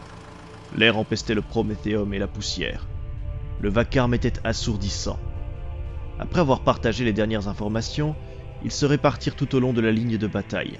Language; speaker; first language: French; native; French